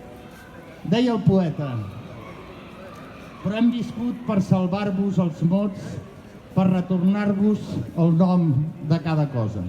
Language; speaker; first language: Catalan; native; Catalan